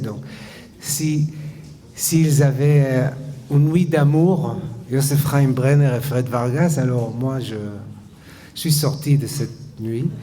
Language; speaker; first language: French; non-native, fluent; Hebrew